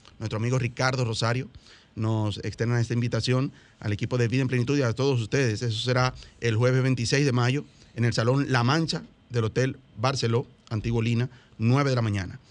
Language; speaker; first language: Spanish; native; Spanish